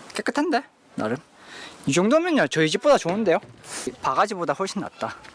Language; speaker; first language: Korean; native; Korean